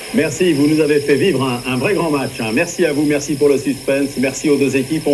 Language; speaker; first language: French; native; French